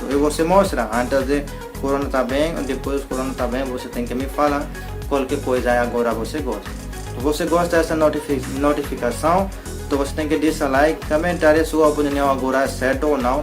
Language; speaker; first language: Portuguese; non-native, learner; Hindi